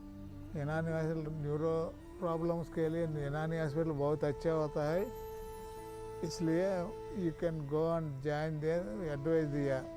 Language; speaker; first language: Hindi; non-native, local second language; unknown